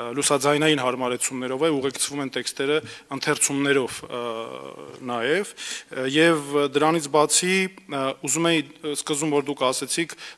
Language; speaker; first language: Armenian; native; Armenian